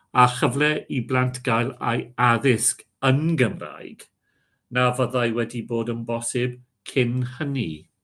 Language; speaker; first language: Welsh; non-native, local second language; English